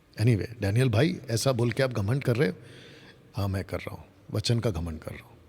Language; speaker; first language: Hindi; non-native, local second language; Telugu